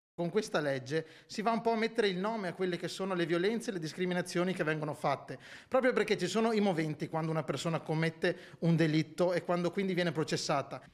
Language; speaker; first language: Italian; native; Italian